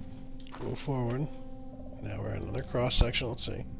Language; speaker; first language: English; native; English